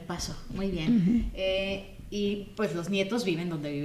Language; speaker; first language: Spanish; native; Spanish